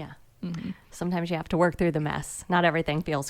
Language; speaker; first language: English; native; English